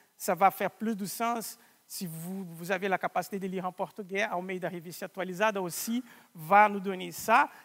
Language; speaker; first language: French; non-native, fluent; Portuguese